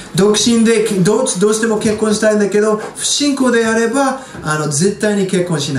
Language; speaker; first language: Japanese; non-native, fluent; English